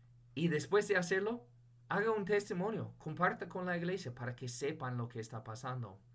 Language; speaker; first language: Spanish; non-native, fluent; English